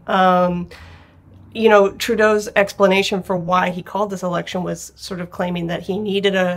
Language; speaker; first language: English; native; English